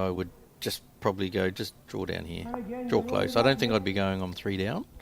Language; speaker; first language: English; native; English